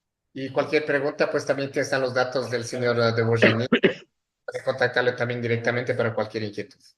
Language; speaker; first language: Spanish; non-native, fluent; French